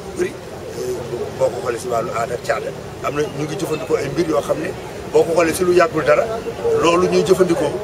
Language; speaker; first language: Wolof; non-native, local second language; Fula